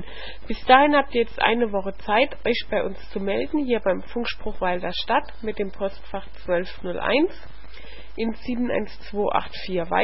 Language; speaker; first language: German; native; German